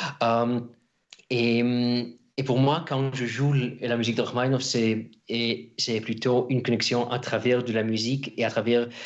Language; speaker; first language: French; non-native, fluent; Russian